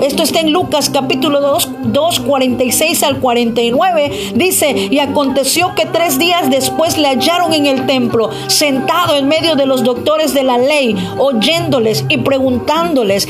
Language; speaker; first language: Spanish; native; Spanish